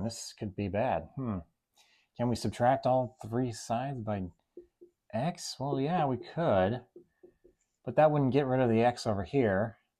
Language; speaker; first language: English; native; English